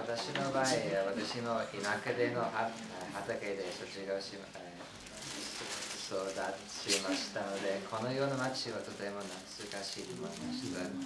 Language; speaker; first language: Japanese; non-native, learner; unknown